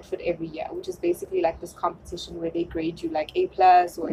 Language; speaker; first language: English; non-native, local second language; German